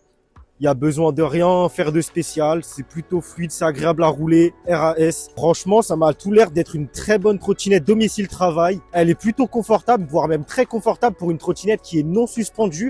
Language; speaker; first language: French; native; French